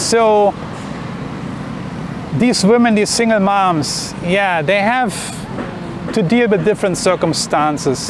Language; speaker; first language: English; non-native, fluent; German